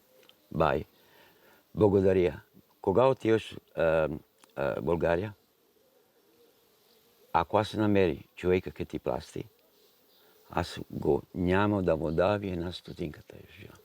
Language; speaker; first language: Bulgarian; non-native, learner; Italian